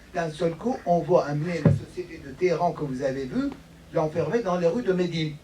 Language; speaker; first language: French; non-native, fluent; Persian